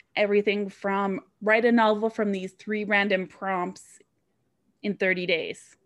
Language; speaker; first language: English; native; English